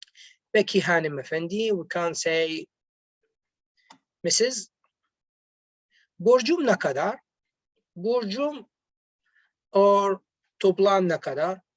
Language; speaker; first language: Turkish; non-native, fluent; Arabic